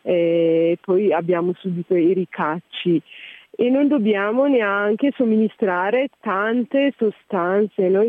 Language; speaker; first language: Italian; non-native, fluent; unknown